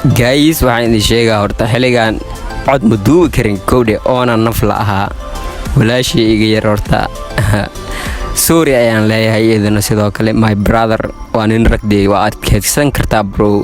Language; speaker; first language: Somali; non-native, local second language; Swahili